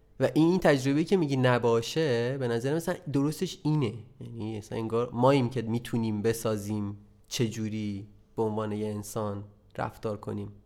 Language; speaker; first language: Persian; native; Persian